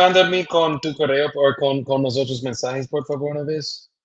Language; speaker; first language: Spanish; non-native, learner; English